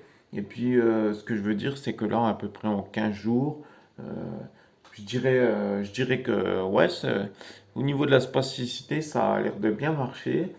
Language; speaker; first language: French; native; French